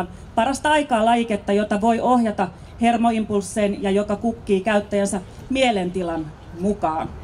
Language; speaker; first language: Finnish; native; Finnish